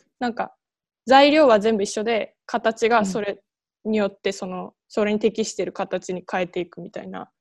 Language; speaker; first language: Japanese; native; Japanese